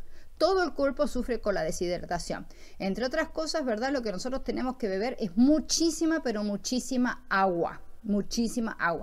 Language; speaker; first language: Spanish; native; Spanish